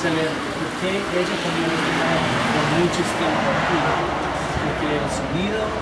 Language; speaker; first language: Spanish; non-native, learner; English